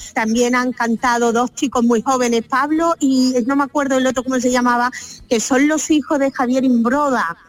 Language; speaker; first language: Spanish; native; Spanish